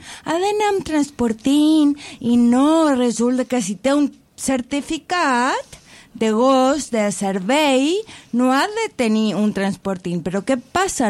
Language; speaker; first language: Catalan; native; Catalan